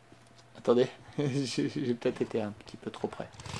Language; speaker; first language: French; native; French